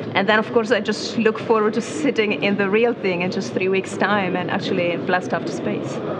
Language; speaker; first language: English; non-native, fluent; Italian